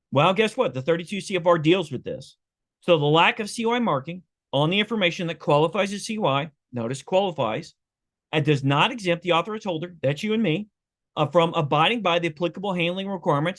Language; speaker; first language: English; native; English